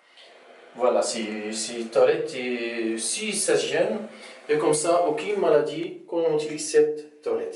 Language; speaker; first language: French; non-native, fluent; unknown